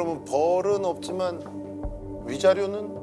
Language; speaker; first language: Korean; native; Korean